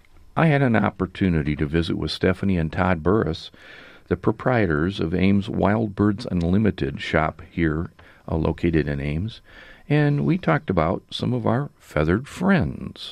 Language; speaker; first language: English; native; English